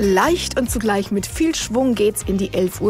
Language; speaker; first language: German; native; German